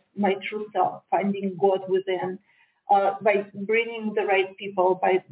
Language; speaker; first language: English; non-native, fluent; Romanian